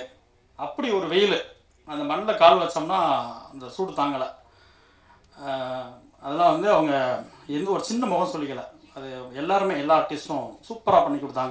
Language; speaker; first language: Tamil; native; Tamil